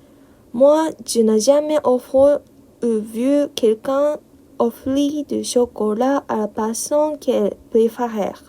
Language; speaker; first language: French; non-native, learner; Japanese